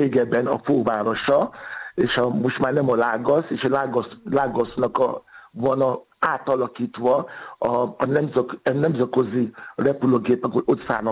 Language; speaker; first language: Hungarian; non-native, fluent; Yoruba